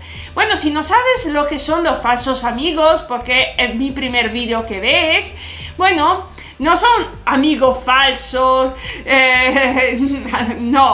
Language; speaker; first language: Spanish; non-native, fluent; Italian